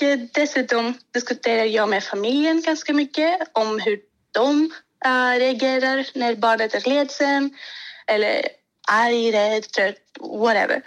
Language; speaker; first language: Swedish; non-native, fluent; Greek